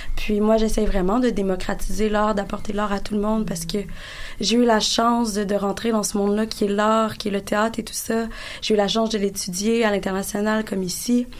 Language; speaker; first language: French; native; French